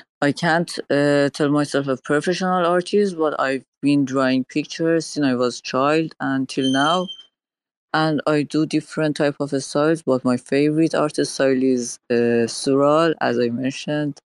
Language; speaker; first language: English; non-native, learner; Persian